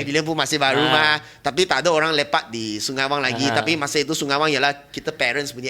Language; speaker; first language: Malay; non-native, local second language; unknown